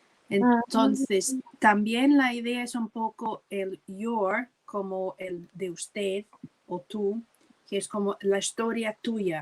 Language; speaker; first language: Spanish; non-native, fluent; English